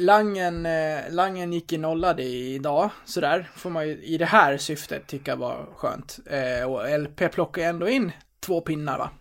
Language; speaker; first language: Swedish; native; Swedish